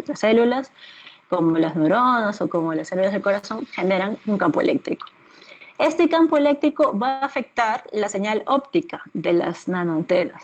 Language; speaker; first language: Spanish; native; Spanish